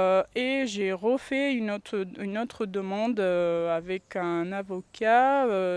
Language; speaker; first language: French; non-native, fluent; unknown